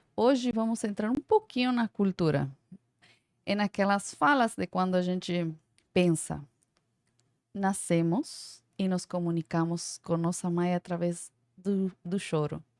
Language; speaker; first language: Portuguese; non-native, fluent; Spanish